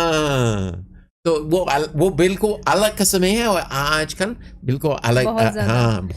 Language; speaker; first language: Hindi; non-native, fluent; English